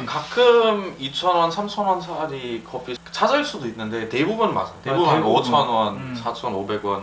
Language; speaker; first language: Korean; non-native, fluent; German